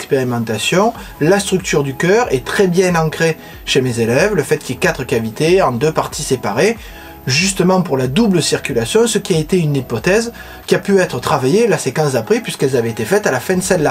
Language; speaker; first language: French; native; French